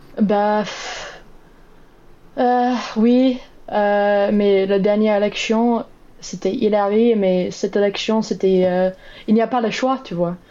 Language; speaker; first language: French; non-native, learner; English